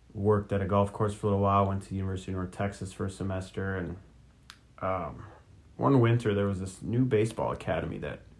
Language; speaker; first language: English; native; English